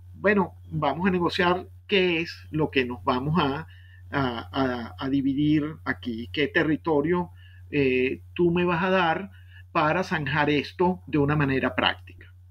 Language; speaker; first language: Spanish; native; Spanish